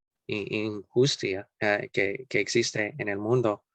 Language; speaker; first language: Spanish; non-native, fluent; English